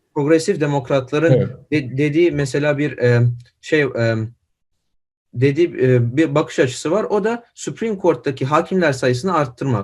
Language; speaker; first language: Turkish; early bilingual, heritage; Turkish